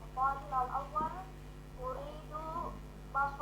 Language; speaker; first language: Arabic; non-native, learner; Indonesian